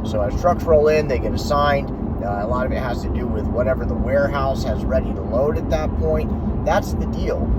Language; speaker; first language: English; native; English